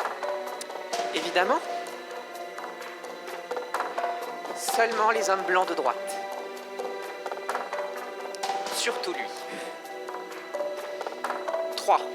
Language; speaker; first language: French; native; French